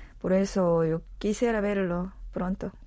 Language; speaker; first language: Spanish; non-native, learner; Korean